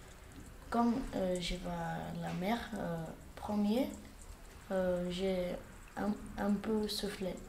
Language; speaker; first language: French; non-native, learner; Bulgarian